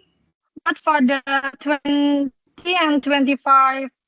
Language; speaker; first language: English; non-native, local second language; Indonesian